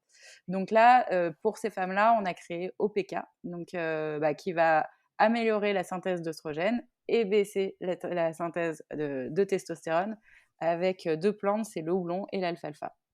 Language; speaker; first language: French; native; French